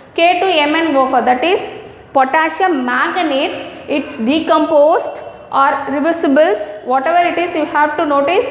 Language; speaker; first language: English; non-native, local second language; Tamil